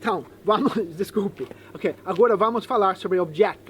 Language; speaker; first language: Portuguese; non-native, fluent; English